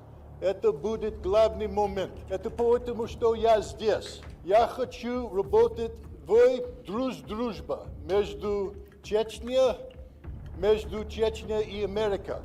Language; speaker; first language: Russian; non-native, learner; English